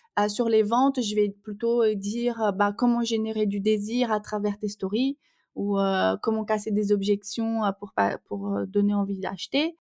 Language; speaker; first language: French; non-native, fluent; Portuguese